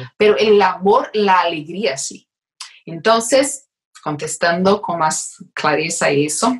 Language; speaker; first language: Spanish; non-native, fluent; Portuguese